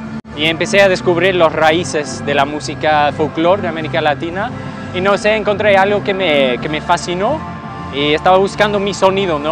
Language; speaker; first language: Spanish; non-native, fluent; English